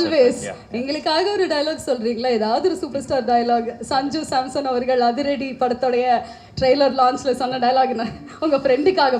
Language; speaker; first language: Tamil; native; Tamil